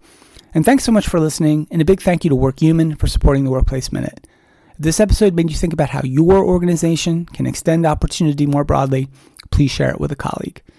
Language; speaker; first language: English; native; English